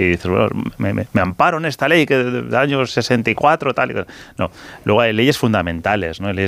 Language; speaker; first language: Spanish; native; Spanish